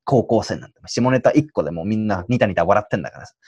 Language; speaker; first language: Japanese; native; Japanese